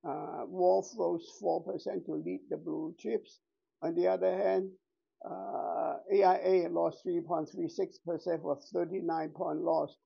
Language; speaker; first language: English; non-native, local second language; Chinese